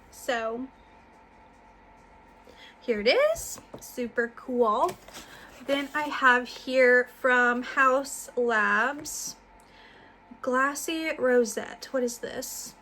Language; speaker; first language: English; native; English